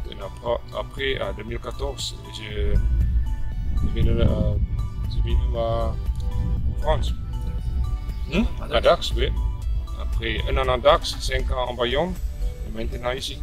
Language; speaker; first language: French; non-native, learner; Afrikaans